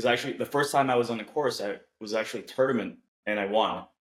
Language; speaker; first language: English; non-native, local second language; Cebuano